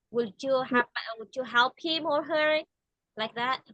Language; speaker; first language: English; non-native, learner; Indonesian